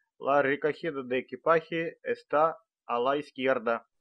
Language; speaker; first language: Spanish; non-native, learner; Russian